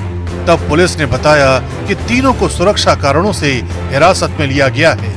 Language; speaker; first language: Hindi; native; Hindi